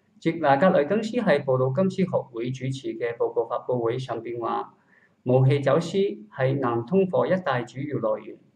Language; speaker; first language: Cantonese; non-native, learner; Japanese